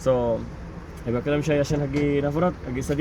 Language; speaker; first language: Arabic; non-native, learner; Bangla